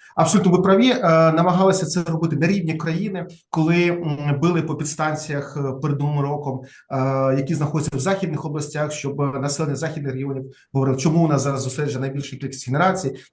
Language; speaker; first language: Ukrainian; native; Ukrainian